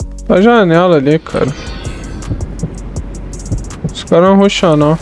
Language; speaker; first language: Portuguese; native; Portuguese